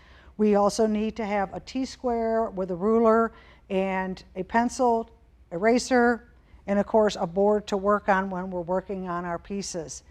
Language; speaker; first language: English; native; English